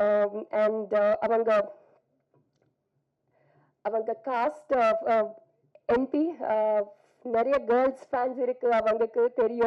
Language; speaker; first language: Tamil; non-native, fluent; Telugu